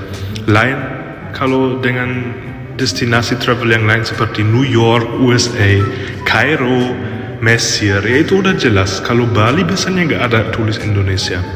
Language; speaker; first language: Indonesian; non-native, fluent; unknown